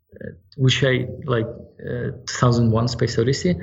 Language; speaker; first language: English; non-native, fluent; Ukrainian